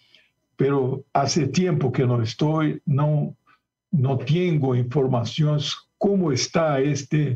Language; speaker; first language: Spanish; non-native, learner; Portuguese